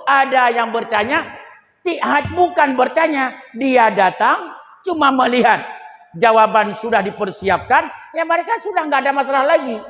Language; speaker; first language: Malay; non-native, local second language; Achinese